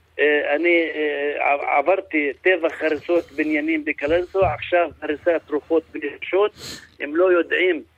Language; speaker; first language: Hebrew; non-native, local second language; Arabic